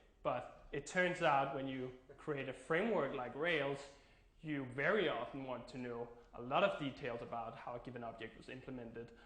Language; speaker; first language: English; non-native, fluent; Danish